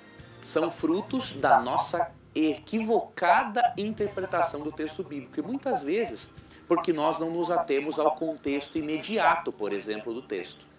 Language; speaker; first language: Portuguese; native; Portuguese